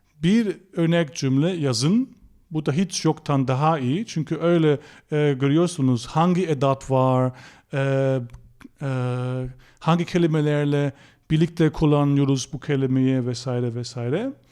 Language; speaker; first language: Turkish; non-native, fluent; German